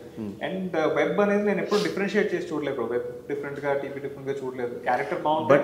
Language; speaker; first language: Telugu; native; Telugu